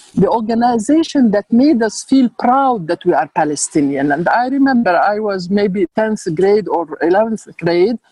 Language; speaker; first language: English; non-native, fluent; Arabic